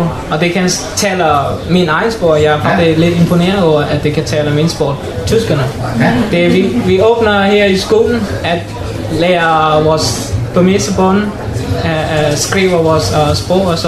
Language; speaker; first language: Danish; non-native, learner; Mon